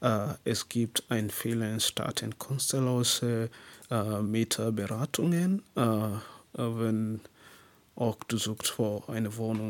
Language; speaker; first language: German; non-native, learner; English